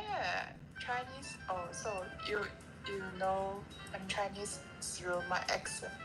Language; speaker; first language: English; non-native, learner; Chinese